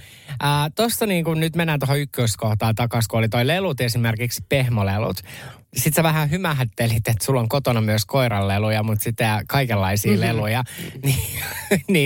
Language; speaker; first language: Finnish; native; Finnish